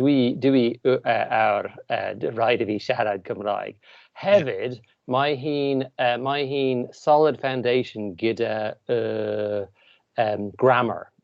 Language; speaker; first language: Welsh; non-native, learner; English